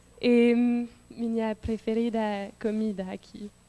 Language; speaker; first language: Portuguese; non-native, learner; French